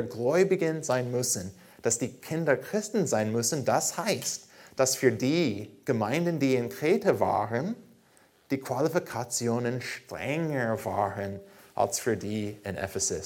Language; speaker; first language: German; non-native, fluent; English